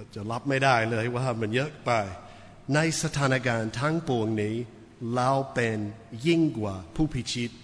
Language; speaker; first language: Thai; non-native, fluent; English